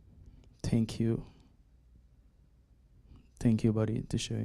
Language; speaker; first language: English; non-native, learner; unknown